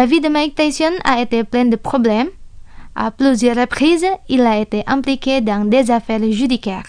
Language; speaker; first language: French; non-native, fluent; Indonesian